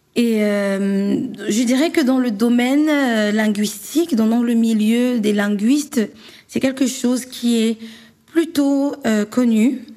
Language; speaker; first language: French; native; French